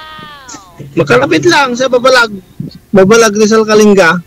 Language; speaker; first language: Filipino; non-native, local second language; Iloko